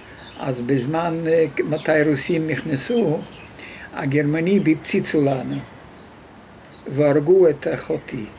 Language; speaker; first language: Hebrew; non-native, fluent; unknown